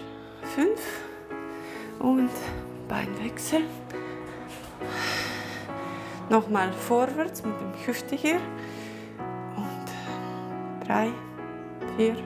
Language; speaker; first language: German; non-native, learner; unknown